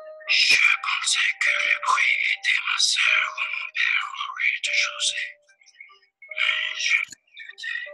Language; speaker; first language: French; non-native, learner; English